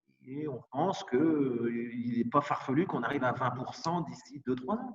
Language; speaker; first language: French; native; French